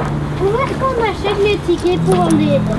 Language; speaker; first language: French; non-native, learner; English